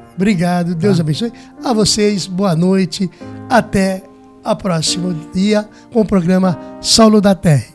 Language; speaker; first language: Portuguese; native; Portuguese